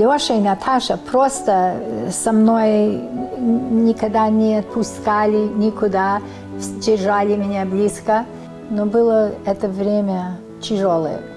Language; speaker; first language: Russian; early bilingual, heritage; Russian